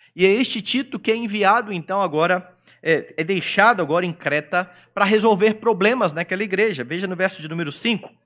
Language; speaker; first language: Portuguese; native; Portuguese